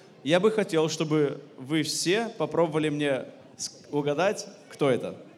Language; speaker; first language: Russian; native; Russian